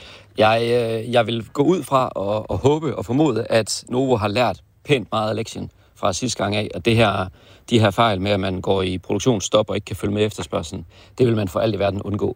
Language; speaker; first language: Danish; native; Danish